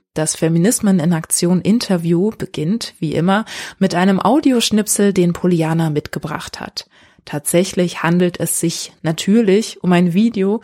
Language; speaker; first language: German; native; German